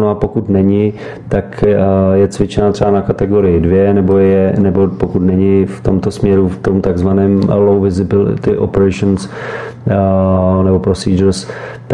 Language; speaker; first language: Czech; native; Czech